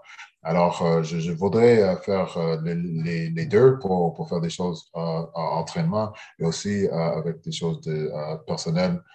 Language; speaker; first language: French; early bilingual, heritage; English